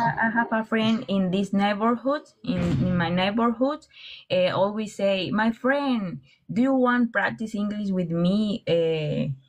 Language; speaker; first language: English; non-native, learner; Spanish